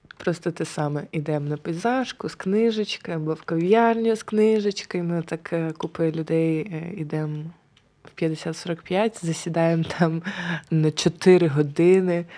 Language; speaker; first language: Ukrainian; native; Ukrainian